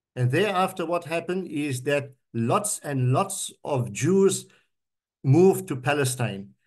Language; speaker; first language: English; native; English